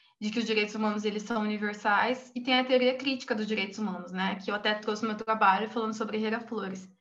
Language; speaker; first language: Portuguese; native; Portuguese